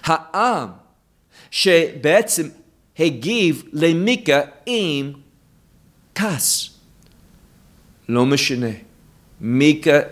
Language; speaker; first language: Hebrew; non-native, fluent; English